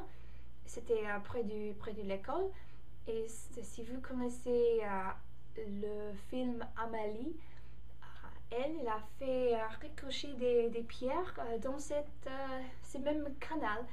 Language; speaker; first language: French; non-native, learner; English